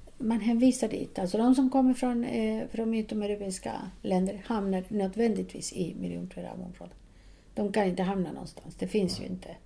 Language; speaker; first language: Swedish; non-native, fluent; Spanish